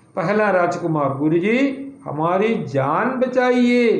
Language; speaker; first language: Hindi; non-native, local second language; Malayalam